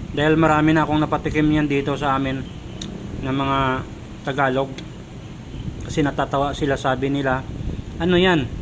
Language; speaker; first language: Filipino; non-native, local second language; Hiligaynon